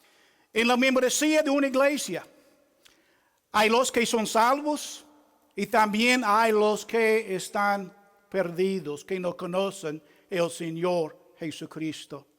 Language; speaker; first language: Spanish; non-native, fluent; English